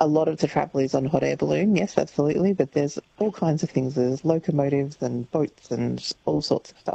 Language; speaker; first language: English; native; English